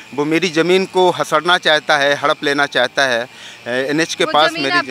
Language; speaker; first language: Hindi; native; Hindi